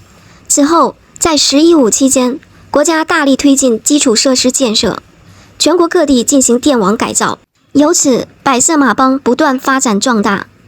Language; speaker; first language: Chinese; native; Chinese